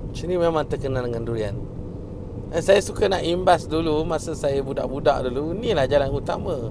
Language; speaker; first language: Malay; native; Malay